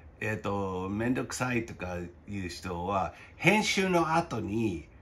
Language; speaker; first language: Japanese; non-native, fluent; English